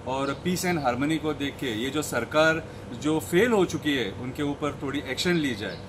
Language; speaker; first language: Hindi; non-native, local second language; Konkani